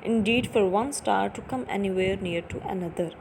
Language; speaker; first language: English; non-native, local second language; Urdu